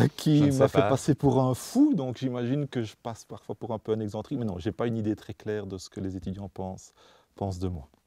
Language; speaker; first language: French; non-native, fluent; Dutch